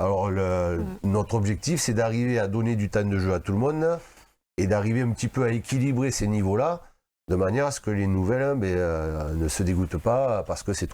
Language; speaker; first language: French; native; French